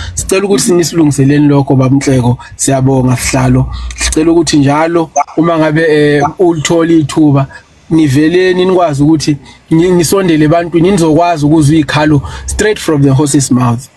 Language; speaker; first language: Zulu; native; Zulu